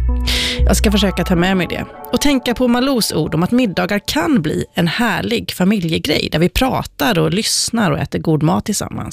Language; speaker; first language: Swedish; native; Swedish